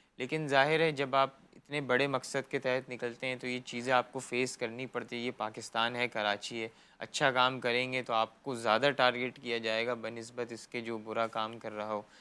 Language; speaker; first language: Urdu; native; Urdu